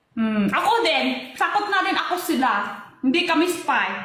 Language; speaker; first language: Filipino; non-native, learner; Chinese